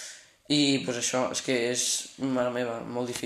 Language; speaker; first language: Catalan; non-native, local second language; Spanish